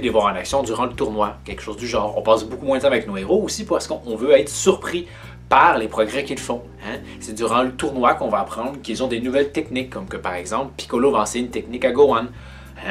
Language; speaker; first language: French; native; French